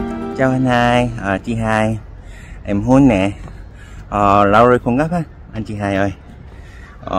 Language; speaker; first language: Vietnamese; non-native, learner; Korean